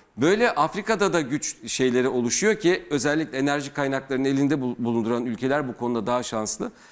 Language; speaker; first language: Turkish; native; Turkish